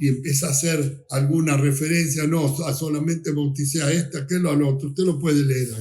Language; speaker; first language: Spanish; native; Spanish